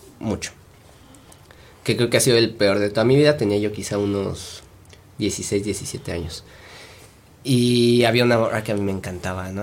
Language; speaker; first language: Spanish; native; Spanish